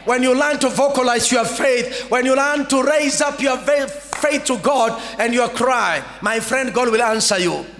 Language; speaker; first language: English; non-native, local second language; Swahili